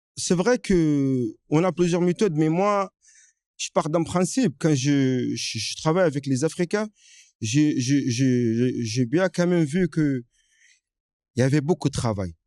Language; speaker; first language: French; non-native, fluent; Arabic